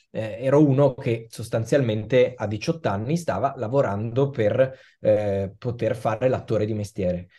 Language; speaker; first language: Italian; native; Italian